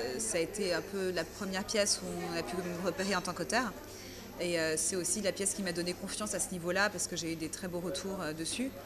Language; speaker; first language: French; early bilingual, other home language; Persian